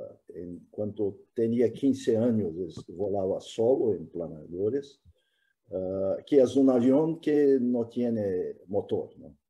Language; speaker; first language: Spanish; non-native, fluent; Portuguese